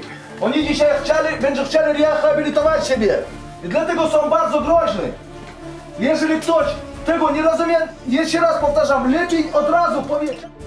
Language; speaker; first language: Polish; non-native, fluent; Russian